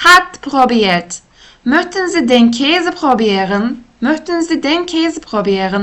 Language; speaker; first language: German; non-native, fluent; Turkish